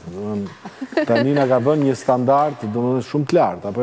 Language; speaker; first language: Albanian; native; Albanian